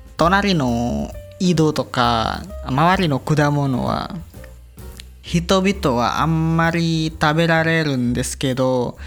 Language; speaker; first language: Japanese; non-native, learner; Indonesian